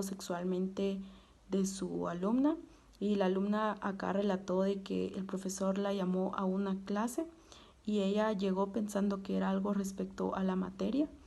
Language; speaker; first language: Spanish; native; Spanish